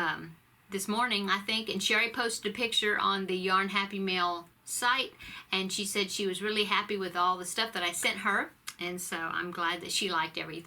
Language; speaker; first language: English; native; English